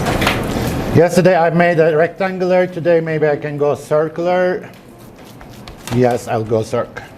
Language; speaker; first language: English; non-native, fluent; Turkish